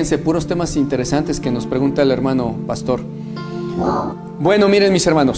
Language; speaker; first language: Spanish; native; Spanish